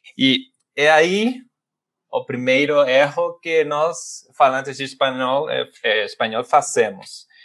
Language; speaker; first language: Portuguese; non-native, fluent; Spanish